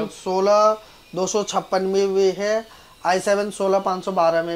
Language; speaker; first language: Hindi; native; Hindi